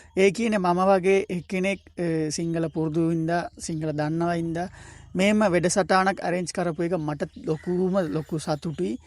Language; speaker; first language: Sinhala; non-native, local second language; Tamil